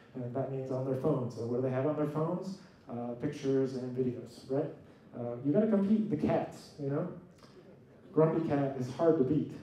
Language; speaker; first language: English; native; English